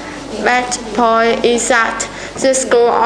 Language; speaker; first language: English; non-native, learner; Vietnamese